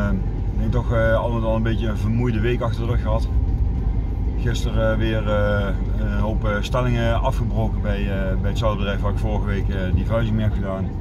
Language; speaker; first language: Dutch; native; Dutch